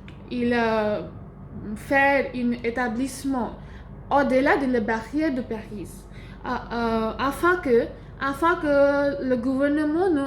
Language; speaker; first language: French; non-native, learner; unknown